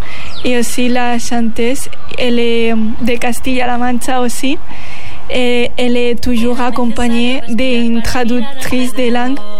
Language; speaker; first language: French; non-native, learner; Spanish